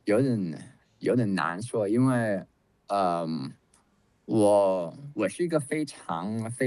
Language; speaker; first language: Chinese; non-native, fluent; English